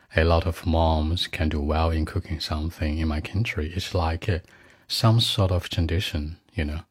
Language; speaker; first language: English; non-native, fluent; Chinese